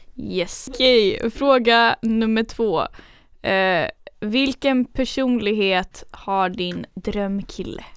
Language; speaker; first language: Swedish; native; Swedish